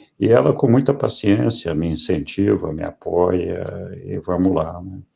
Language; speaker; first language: Portuguese; early bilingual, other home language; Spanish